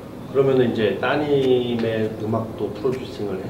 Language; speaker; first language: Korean; native; Korean